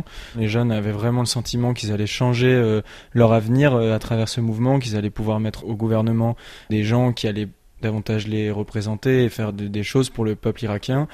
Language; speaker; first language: French; native; French